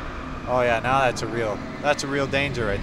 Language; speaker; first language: English; native; English